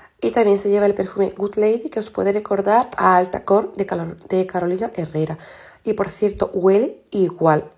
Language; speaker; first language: Spanish; native; Spanish